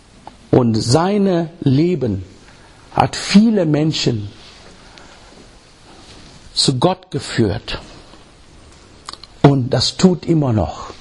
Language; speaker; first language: German; non-native, learner; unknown